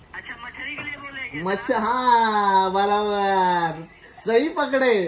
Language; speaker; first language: Hindi; non-native, local second language; Marathi